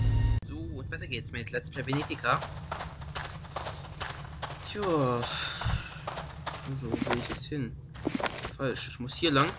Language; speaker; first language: German; native; German